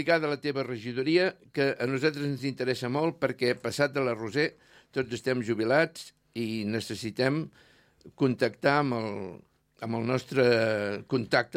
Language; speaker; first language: Catalan; native; Catalan